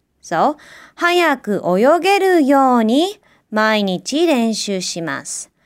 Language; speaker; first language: Japanese; native; Japanese